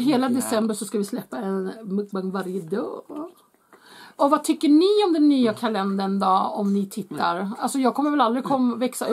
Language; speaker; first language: Swedish; native; Swedish